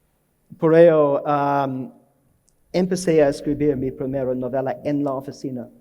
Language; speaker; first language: Spanish; non-native, learner; English